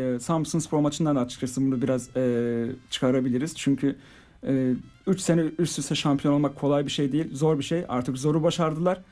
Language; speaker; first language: Turkish; native; Turkish